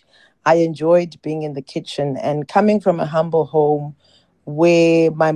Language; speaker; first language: English; non-native, local second language; Xhosa